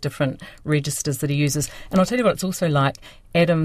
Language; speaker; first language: English; native; English